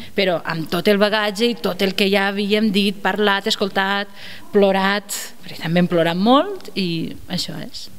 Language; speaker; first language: Catalan; native; Catalan